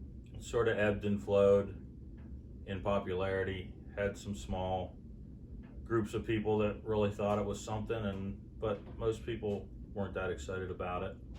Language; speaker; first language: English; native; English